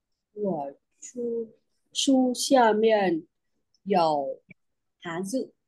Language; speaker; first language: Chinese; non-native, learner; Vietnamese